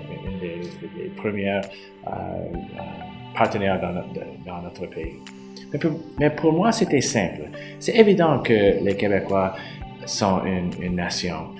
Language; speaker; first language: French; non-native, fluent; English